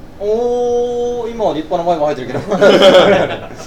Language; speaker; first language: Japanese; native; Japanese